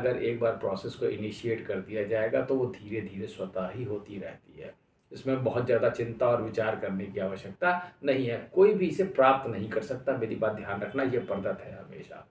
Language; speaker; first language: Hindi; native; Hindi